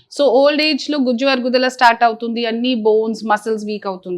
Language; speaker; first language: Telugu; non-native, local second language; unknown